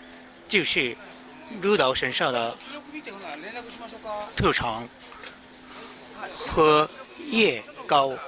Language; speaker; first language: Chinese; non-native, learner; Japanese